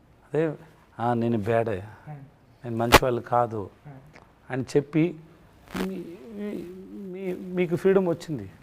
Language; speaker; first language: Telugu; non-native, learner; Tamil